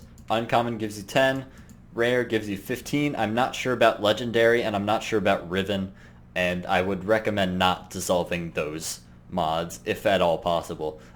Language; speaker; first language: English; native; English